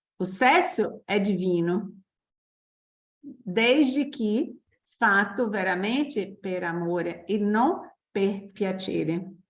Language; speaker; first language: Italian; non-native, fluent; Portuguese